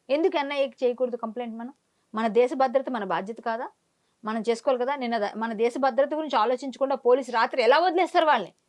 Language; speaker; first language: Telugu; native; Telugu